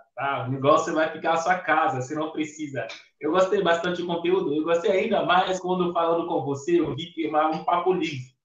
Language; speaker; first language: Portuguese; non-native, fluent; Fon